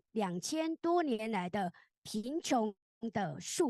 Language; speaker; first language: Chinese; native; Chinese